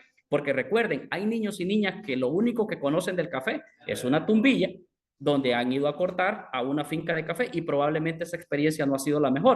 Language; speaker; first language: Spanish; native; Spanish